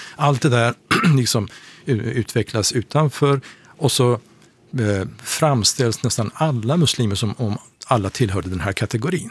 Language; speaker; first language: Swedish; non-native, fluent; Persian